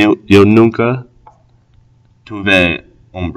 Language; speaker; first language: Spanish; non-native, learner; English